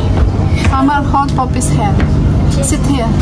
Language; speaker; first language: English; non-native, learner; Indonesian